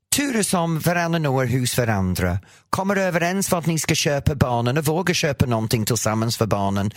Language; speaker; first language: Swedish; non-native, fluent; English